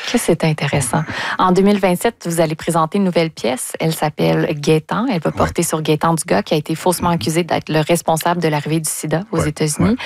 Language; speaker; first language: French; native; French